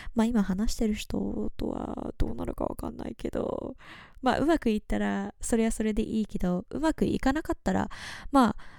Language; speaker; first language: Japanese; early bilingual, heritage; Japanese